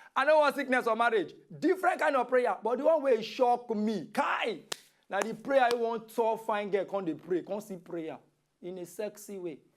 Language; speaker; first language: Nigerian Pidgin; native; Nigerian Pidgin